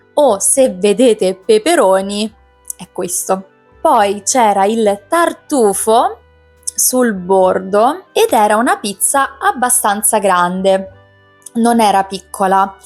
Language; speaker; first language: Italian; native; Italian